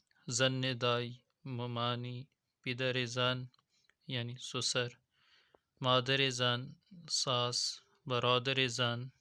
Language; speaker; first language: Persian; non-native, fluent; Urdu